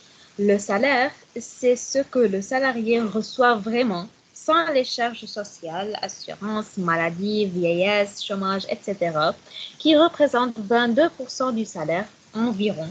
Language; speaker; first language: French; non-native, learner; Arabic